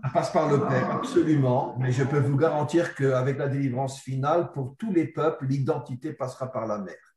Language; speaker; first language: French; native; French